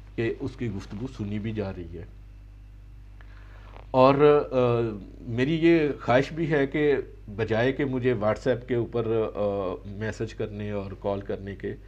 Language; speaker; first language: Urdu; native; Urdu